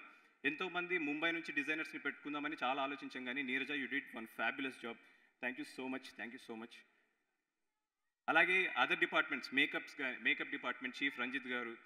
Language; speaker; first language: Telugu; native; Telugu